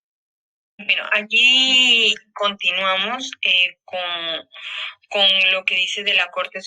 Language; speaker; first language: Spanish; native; Spanish